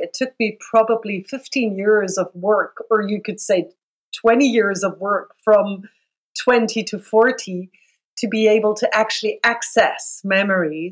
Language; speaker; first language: English; native; English